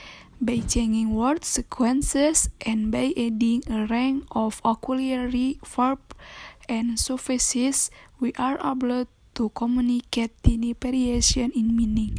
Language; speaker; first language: English; non-native, learner; Indonesian